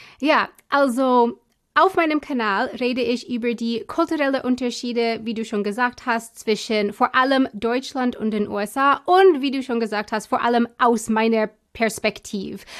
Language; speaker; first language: German; non-native, fluent; English